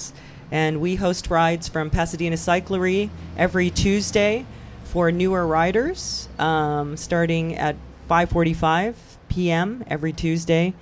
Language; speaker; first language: English; native; English